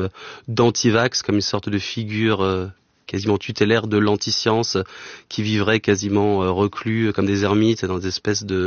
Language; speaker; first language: French; native; French